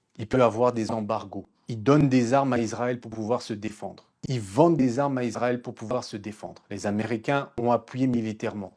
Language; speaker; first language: French; non-native, local second language; Lingala